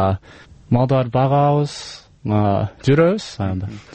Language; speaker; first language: Kyrgyz; non-native, learner; English